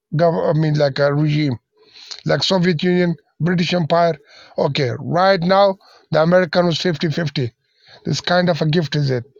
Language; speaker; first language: English; non-native, learner; Persian